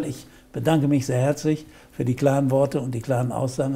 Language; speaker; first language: German; native; German